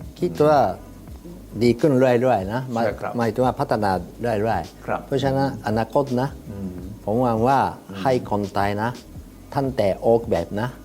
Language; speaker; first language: Thai; non-native, learner; Japanese